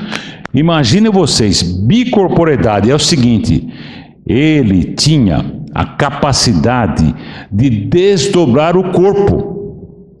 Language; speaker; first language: Portuguese; native; Portuguese